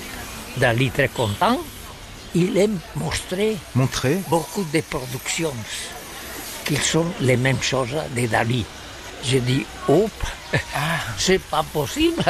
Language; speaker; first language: French; non-native, learner; Catalan